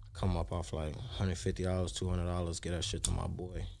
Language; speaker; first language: English; native; English